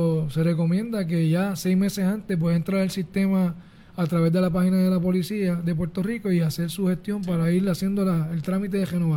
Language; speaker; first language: Spanish; native; Spanish